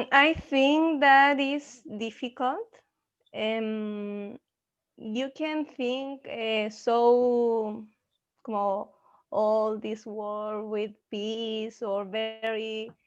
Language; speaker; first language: English; non-native, learner; Spanish